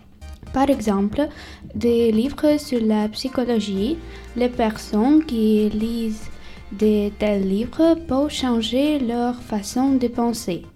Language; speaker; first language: French; non-native, learner; Tamil